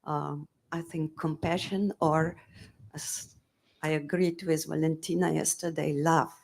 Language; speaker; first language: English; non-native, fluent; Slovenian